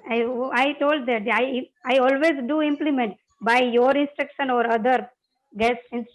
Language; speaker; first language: English; non-native, learner; Gujarati